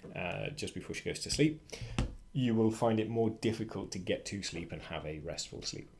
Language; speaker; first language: English; native; English